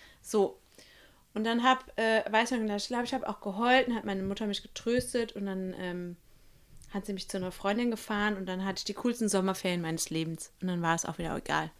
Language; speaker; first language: German; native; German